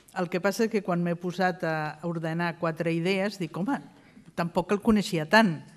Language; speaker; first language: Catalan; non-native, fluent; Spanish